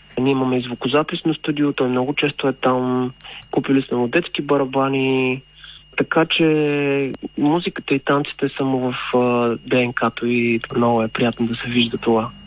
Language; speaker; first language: Bulgarian; native; Bulgarian